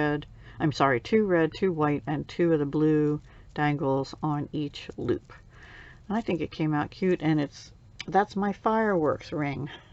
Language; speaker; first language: English; native; English